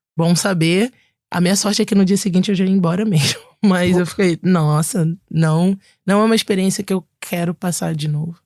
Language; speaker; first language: Portuguese; native; Portuguese